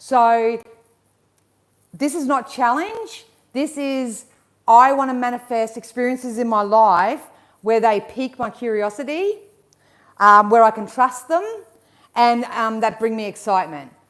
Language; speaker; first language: English; native; English